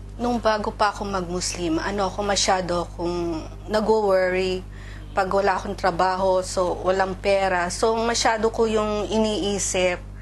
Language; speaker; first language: Filipino; native; Filipino